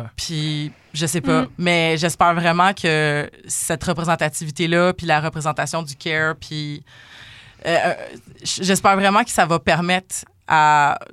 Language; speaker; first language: French; native; French